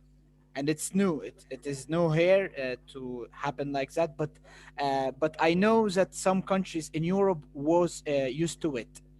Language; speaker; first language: English; non-native, learner; Arabic